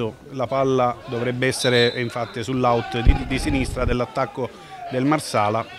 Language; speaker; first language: Italian; native; Italian